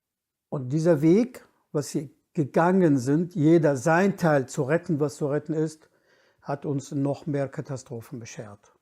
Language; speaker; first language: German; non-native, fluent; Kurdish